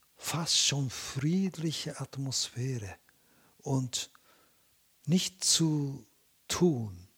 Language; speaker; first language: German; non-native, fluent; Japanese